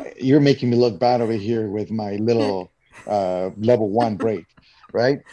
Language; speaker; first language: English; non-native, fluent; Spanish